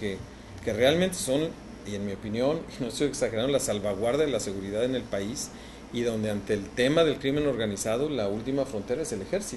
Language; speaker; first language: Spanish; native; Spanish